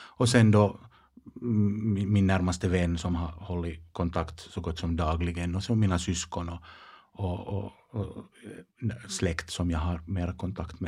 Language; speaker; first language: Swedish; non-native, local second language; Finnish